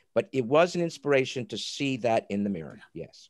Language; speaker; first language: English; native; English